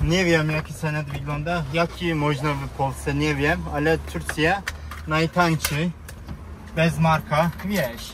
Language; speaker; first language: Polish; non-native, learner; Turkish